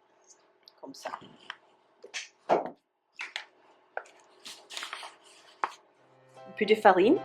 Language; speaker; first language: French; non-native, learner; English